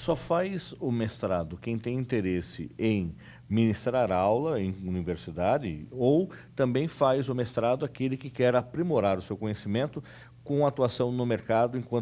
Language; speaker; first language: Portuguese; native; Portuguese